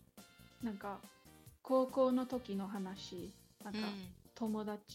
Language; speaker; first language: Japanese; non-native, learner; English